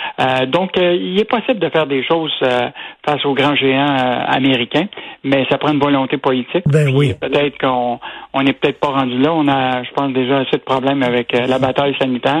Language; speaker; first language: French; native; French